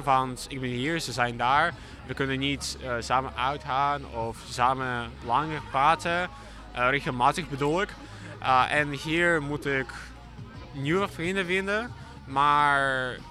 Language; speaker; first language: Dutch; non-native, learner; Ukrainian